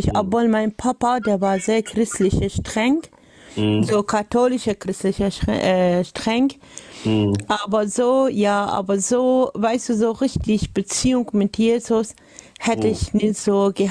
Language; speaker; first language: German; non-native, learner; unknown